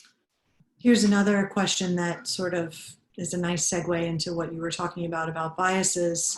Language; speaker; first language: English; native; English